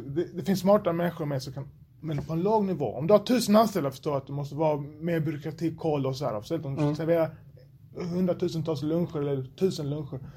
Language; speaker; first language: Swedish; native; Swedish